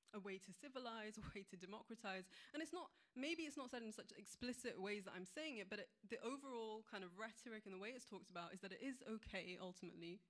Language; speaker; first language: English; native; English